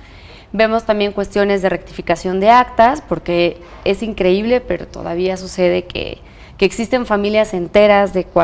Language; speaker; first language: Spanish; native; Spanish